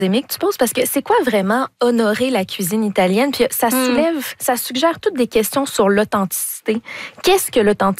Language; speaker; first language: French; native; French